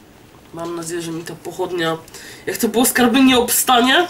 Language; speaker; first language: Polish; native; Polish